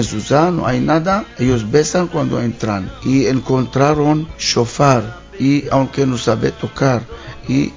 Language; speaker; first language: Spanish; non-native, learner; Hebrew